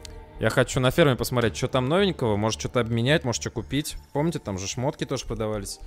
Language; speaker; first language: Russian; native; Russian